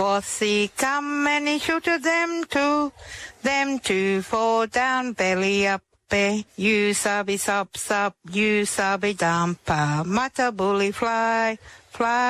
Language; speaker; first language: English; native; English